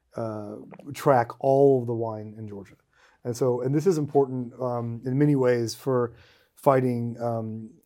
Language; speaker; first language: English; native; English